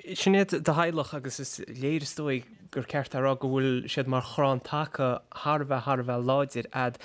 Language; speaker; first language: Irish; native; Irish